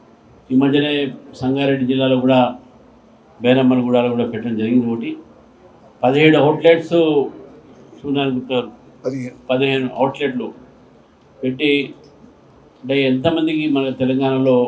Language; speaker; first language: Telugu; native; Telugu